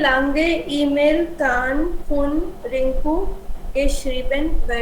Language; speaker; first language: German; non-native, learner; Hindi